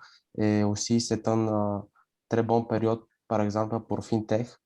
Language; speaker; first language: French; non-native, learner; Bulgarian